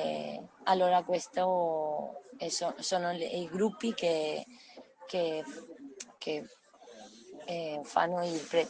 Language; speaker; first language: Italian; non-native, learner; Spanish